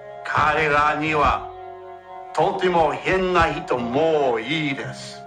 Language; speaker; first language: Japanese; non-native, learner; English